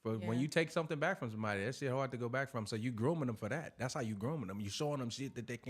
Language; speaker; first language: English; native; English